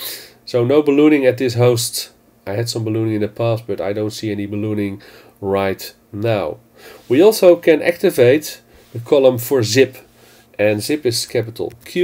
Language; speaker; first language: English; non-native, fluent; Dutch